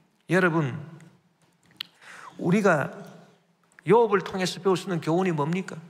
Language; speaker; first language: Korean; native; Korean